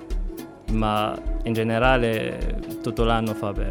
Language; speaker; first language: Italian; non-native, fluent; Arabic